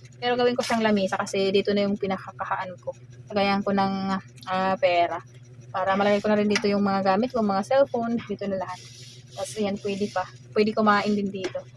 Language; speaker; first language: Filipino; native; Filipino